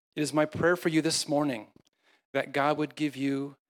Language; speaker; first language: English; native; English